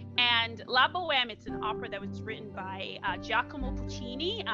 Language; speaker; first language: English; non-native, local second language; Igbo